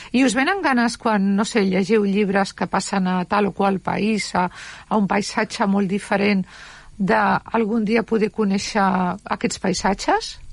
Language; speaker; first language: Catalan; native; Catalan